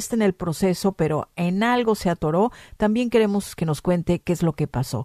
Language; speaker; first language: Spanish; native; Spanish